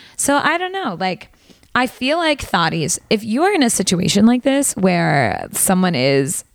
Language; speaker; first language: English; native; English